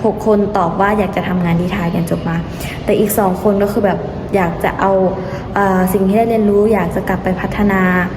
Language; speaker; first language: Thai; native; Thai